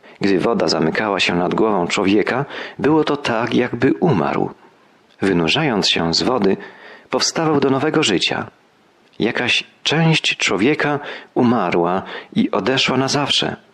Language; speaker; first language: Polish; native; Polish